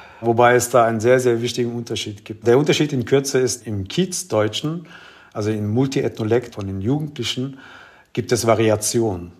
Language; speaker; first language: German; early bilingual, other home language; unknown